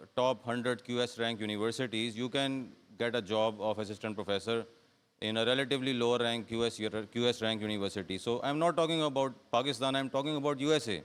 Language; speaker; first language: English; non-native, local second language; Urdu